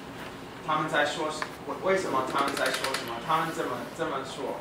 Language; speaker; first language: Chinese; non-native, fluent; English